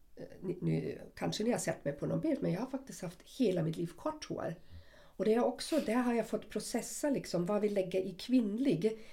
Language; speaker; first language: Swedish; non-native, fluent; German